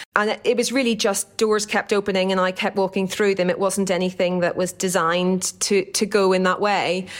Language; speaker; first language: English; native; English